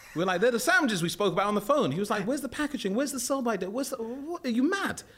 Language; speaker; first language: English; native; English